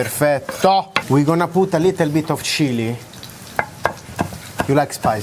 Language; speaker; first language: English; non-native, fluent; Italian